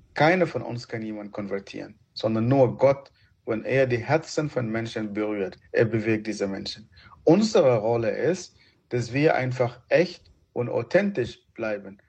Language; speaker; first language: German; non-native, fluent; Arabic